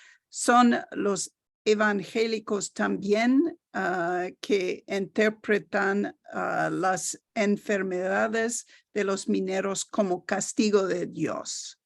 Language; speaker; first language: Spanish; non-native, learner; English